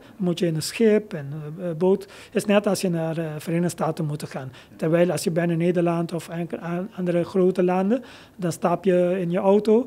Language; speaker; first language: Dutch; non-native, local second language; Papiamento